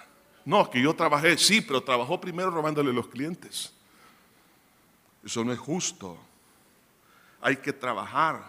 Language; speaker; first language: Spanish; native; Spanish